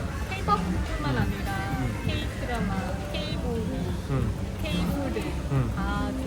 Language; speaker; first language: Korean; non-native, fluent; Vietnamese